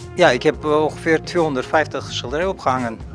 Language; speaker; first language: Dutch; non-native, learner; Russian